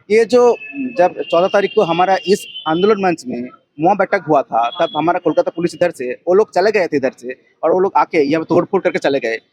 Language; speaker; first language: Hindi; non-native, local second language; Bangla